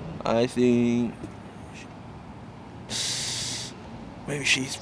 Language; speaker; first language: English; non-native, learner; Korean